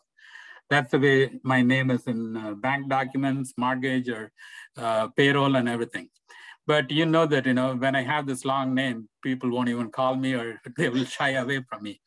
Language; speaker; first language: English; non-native, local second language; Tamil